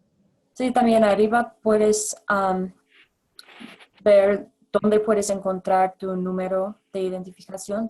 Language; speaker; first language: Spanish; non-native, fluent; English